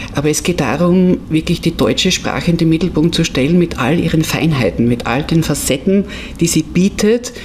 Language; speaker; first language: German; native; German